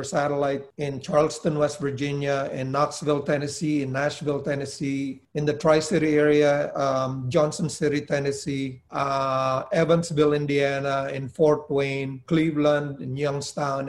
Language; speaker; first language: English; non-native, local second language; Filipino